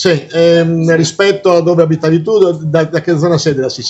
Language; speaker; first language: Italian; native; Italian